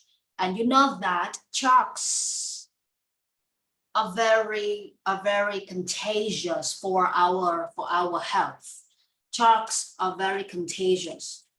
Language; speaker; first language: English; non-native, fluent; Vietnamese